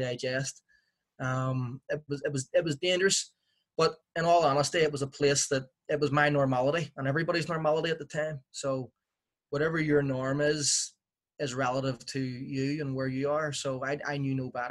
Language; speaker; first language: English; native; English